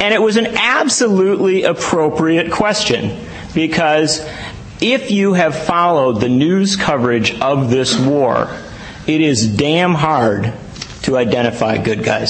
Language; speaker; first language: English; native; English